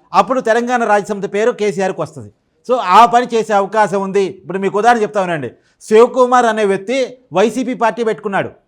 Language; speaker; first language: Telugu; native; Telugu